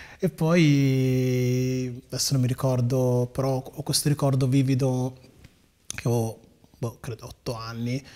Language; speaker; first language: Italian; early bilingual, other home language; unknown